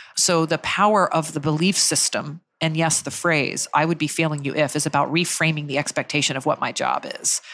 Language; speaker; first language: English; native; English